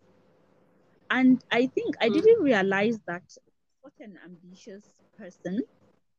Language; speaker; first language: English; non-native, local second language; Hausa